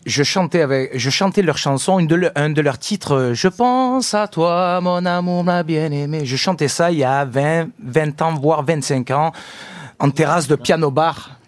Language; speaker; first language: French; native; French